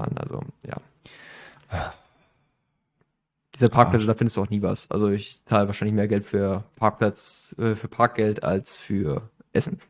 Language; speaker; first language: German; native; German